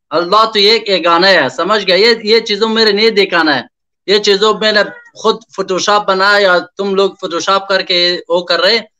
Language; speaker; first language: Urdu; non-native, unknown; Persian